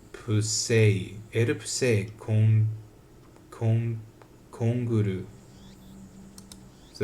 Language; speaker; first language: Japanese; non-native, learner; English